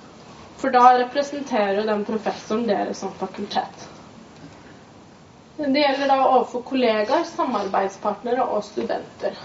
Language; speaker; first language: Norwegian; native; Norwegian